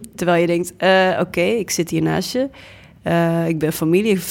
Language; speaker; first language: Dutch; early bilingual, other home language; English